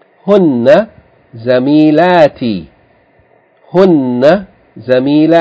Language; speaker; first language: Arabic; non-native, fluent; English